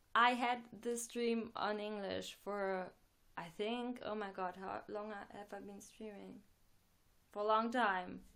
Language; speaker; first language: English; non-native, fluent; German